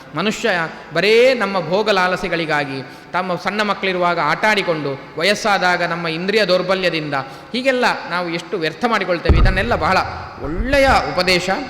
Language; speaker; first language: Kannada; native; Kannada